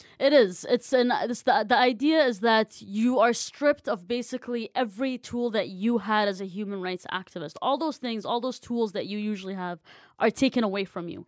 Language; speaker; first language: English; non-native, fluent; Arabic